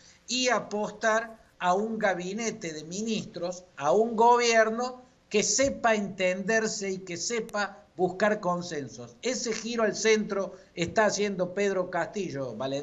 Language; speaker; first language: Spanish; native; Spanish